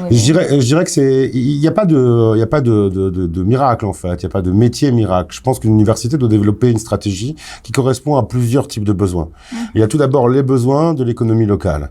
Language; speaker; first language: French; native; French